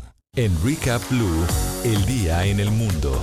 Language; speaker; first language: Spanish; native; Spanish